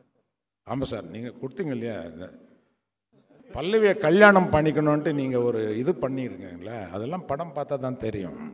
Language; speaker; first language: Tamil; non-native, local second language; Telugu